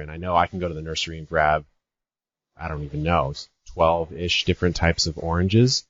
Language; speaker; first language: English; native; English